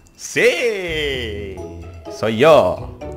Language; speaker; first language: Spanish; non-native, learner; Indonesian